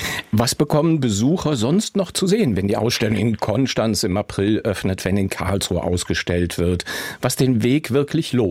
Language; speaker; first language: German; native; German